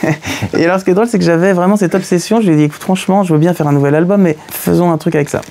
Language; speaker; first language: French; native; French